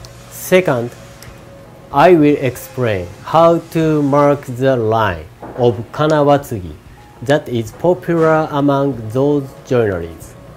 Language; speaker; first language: English; non-native, learner; Japanese